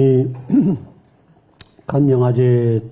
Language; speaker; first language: Korean; native; Korean